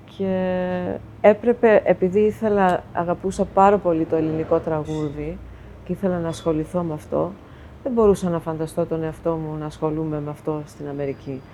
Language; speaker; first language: Greek; early bilingual, heritage; Greek